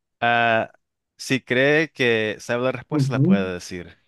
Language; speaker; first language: Spanish; non-native, local second language; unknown